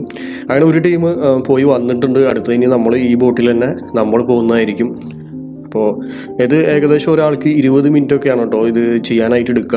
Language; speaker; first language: Malayalam; native; Malayalam